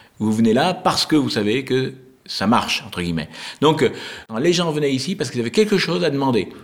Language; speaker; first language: French; native; French